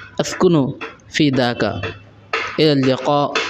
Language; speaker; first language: Arabic; non-native, learner; Bangla